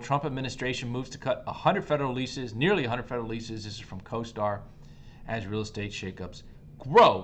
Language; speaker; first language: English; native; English